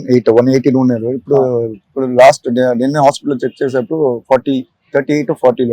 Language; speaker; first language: Telugu; non-native, local second language; Tamil